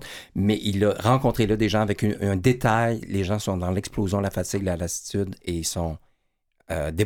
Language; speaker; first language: French; native; French